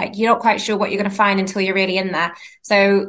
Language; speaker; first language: English; native; English